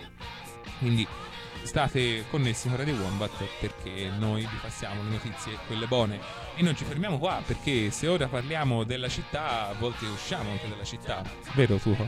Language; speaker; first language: Italian; native; Italian